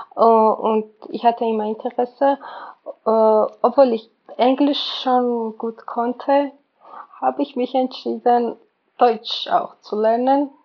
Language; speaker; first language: German; non-native, learner; Georgian